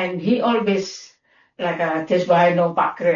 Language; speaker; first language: English; non-native, learner; Indonesian